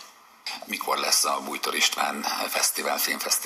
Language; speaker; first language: Hungarian; native; Hungarian